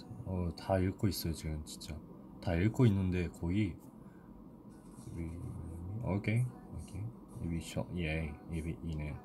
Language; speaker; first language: Korean; non-native, fluent; Japanese